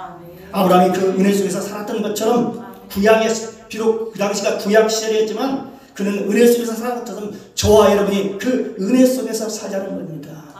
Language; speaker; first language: Korean; native; Korean